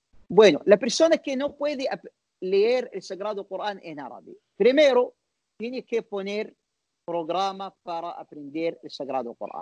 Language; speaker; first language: Spanish; non-native, learner; Arabic